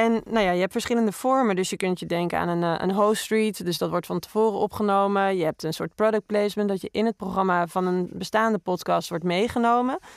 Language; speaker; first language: Dutch; native; Dutch